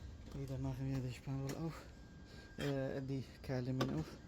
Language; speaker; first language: German; non-native, learner; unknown